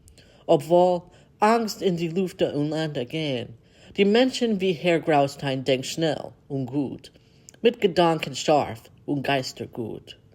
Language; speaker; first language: German; non-native, learner; English